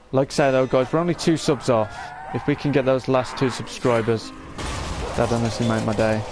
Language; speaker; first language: English; native; English